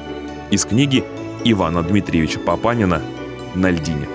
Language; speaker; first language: Russian; native; Russian